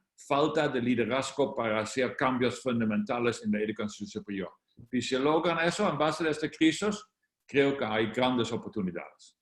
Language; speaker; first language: Spanish; non-native, fluent; Dutch